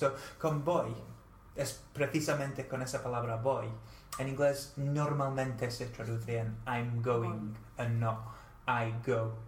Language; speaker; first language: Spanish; non-native, fluent; English